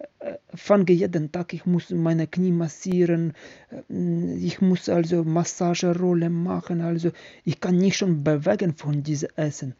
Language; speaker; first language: German; non-native, learner; Ukrainian